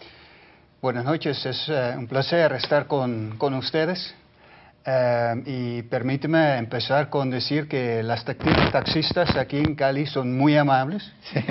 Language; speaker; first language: Spanish; non-native, fluent; Dutch